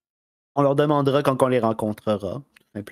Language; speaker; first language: French; native; French